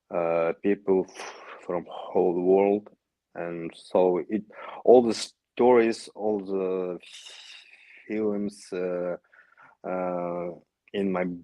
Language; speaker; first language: English; non-native, learner; Yakut